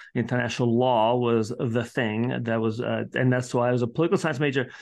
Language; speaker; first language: English; early bilingual, other home language; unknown